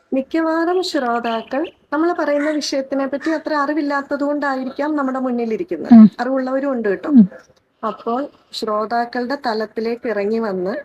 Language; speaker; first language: Malayalam; non-native, local second language; Tamil